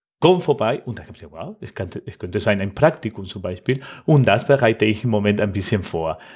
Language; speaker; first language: German; non-native, fluent; Spanish